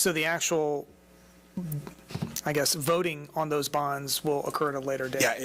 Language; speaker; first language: English; native; English